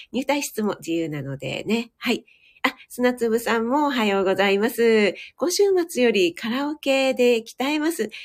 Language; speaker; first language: Japanese; native; Japanese